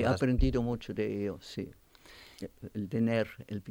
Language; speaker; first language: Spanish; non-native, fluent; French